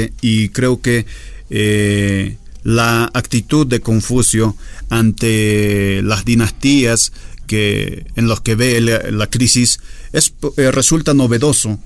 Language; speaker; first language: Spanish; native; Spanish